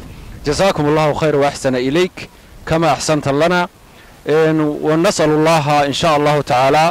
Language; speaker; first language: Arabic; non-native, learner; Somali